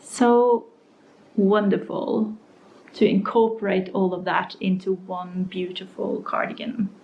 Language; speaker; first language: English; non-native, fluent; Norwegian